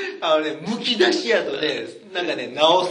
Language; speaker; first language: Japanese; native; Japanese